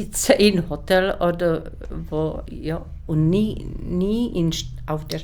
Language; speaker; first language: German; non-native, learner; Czech